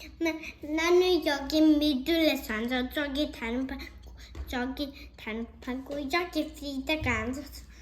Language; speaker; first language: Korean; early bilingual, heritage; Korean